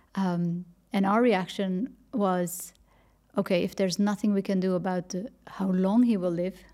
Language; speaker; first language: English; non-native, fluent; Dutch